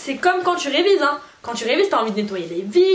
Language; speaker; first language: French; native; French